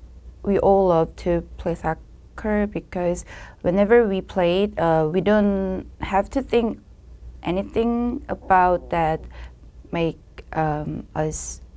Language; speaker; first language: English; non-native, learner; Korean